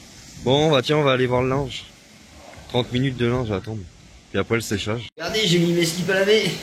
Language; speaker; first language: French; native; French